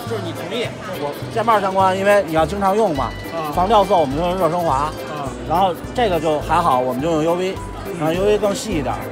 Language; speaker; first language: Chinese; native; Chinese